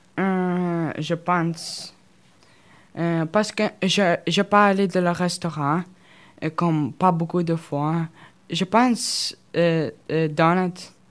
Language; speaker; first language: French; non-native, learner; Russian